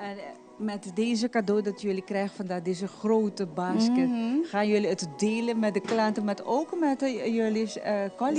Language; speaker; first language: Dutch; non-native, local second language; Papiamento